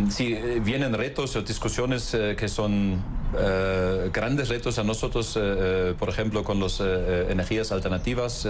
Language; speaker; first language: Spanish; non-native, fluent; German